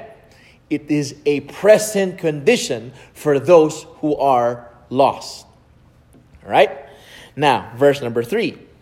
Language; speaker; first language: English; non-native, local second language; Filipino